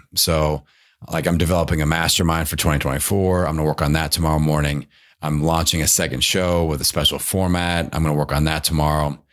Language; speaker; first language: English; native; English